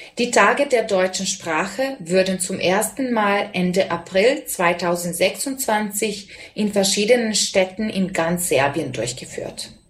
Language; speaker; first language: German; non-native, fluent; Serbian